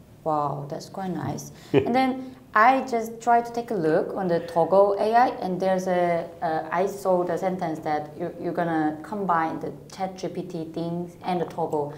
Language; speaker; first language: English; non-native, fluent; Korean